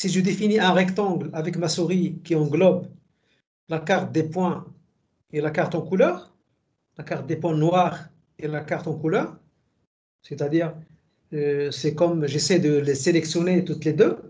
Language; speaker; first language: French; native; French